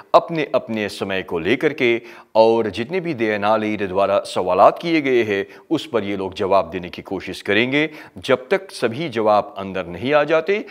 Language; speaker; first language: Hindi; early bilingual, heritage; Hindi